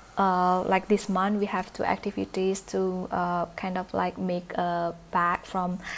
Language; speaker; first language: English; non-native, learner; Indonesian